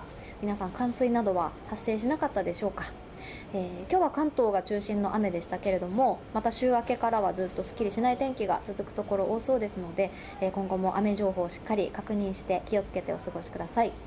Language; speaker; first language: Japanese; native; Japanese